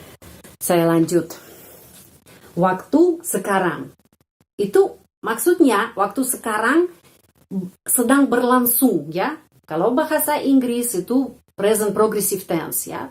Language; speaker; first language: Indonesian; non-native, fluent; Russian